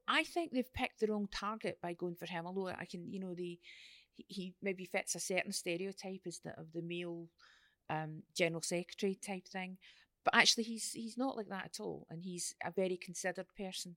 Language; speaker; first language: English; native; English